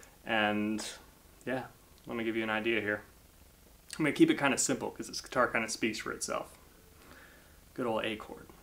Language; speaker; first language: English; native; English